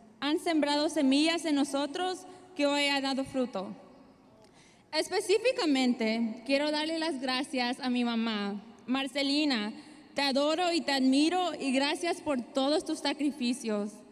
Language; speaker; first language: Spanish; early bilingual, heritage; Spanish